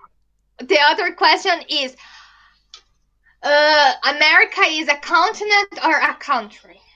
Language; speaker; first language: English; non-native, learner; Portuguese